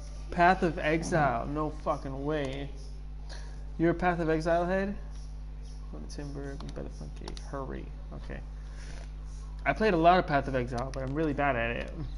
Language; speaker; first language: English; early bilingual, other home language; Spanish